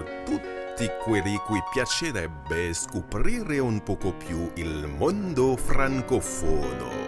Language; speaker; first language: Italian; non-native, fluent; French